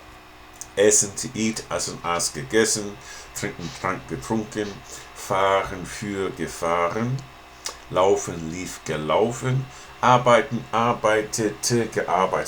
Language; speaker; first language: German; non-native, fluent; English